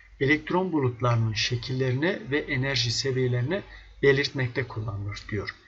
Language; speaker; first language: Turkish; native; Turkish